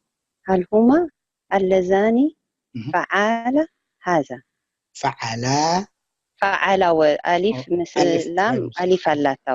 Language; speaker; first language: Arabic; non-native, learner; Tigrinya